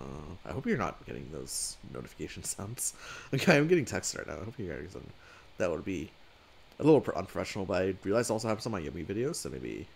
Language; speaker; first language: English; native; English